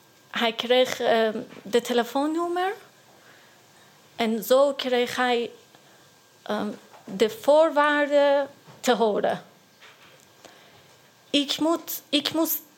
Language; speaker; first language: Dutch; non-native, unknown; Persian